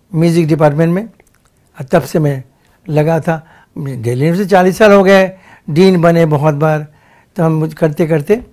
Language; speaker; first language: Hindi; non-native, local second language; Bangla